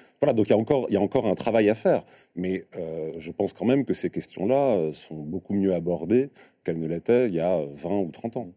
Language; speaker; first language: French; native; French